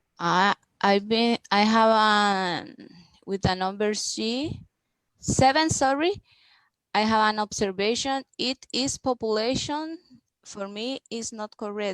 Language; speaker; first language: English; non-native, learner; Spanish